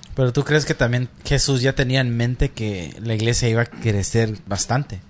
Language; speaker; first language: Spanish; early bilingual, heritage; Spanish